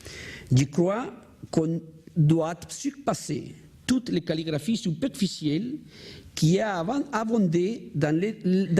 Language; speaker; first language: French; non-native, learner; Spanish